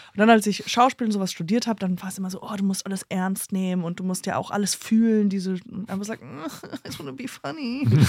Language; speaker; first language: German; non-native, fluent; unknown